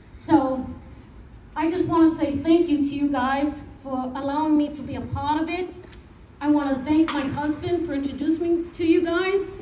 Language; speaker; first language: English; native; English